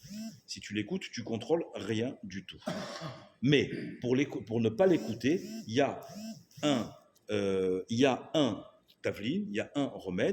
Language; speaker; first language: French; native; French